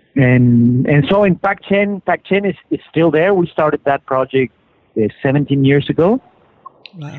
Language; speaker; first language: English; non-native, fluent; Spanish